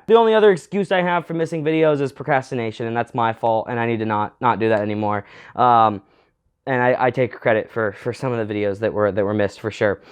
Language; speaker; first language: English; native; English